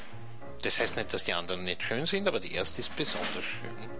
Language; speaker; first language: German; native; German